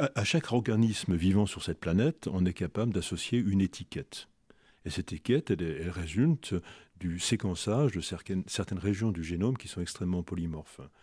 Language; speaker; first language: French; native; French